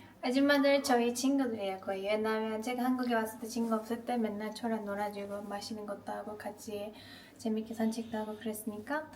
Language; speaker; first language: Korean; non-native, learner; Turkish